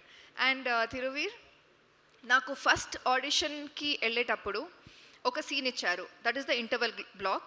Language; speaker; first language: Telugu; non-native, local second language; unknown